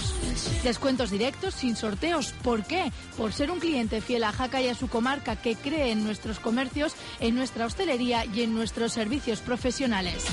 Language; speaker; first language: Spanish; native; Spanish